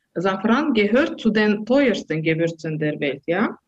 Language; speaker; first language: German; non-native, learner; Azerbaijani